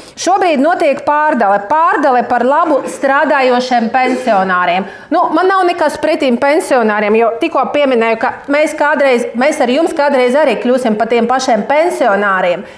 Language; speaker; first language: Latvian; non-native, local second language; Russian